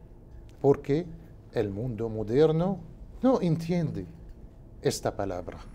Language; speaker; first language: Spanish; non-native, learner; Arabic